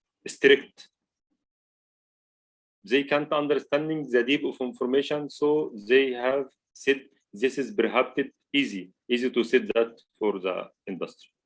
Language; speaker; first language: English; non-native, learner; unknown